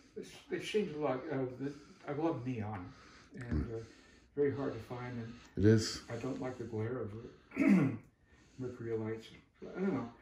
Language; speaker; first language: English; native; English